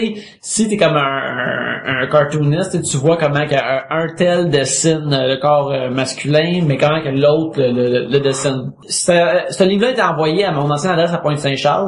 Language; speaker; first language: French; native; French